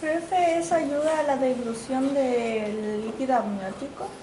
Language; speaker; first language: Spanish; native; Spanish